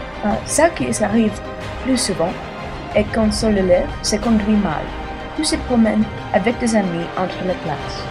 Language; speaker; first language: French; non-native, learner; English